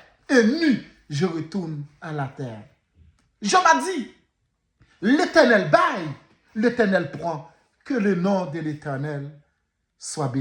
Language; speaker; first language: French; non-native, local second language; Haitian Creole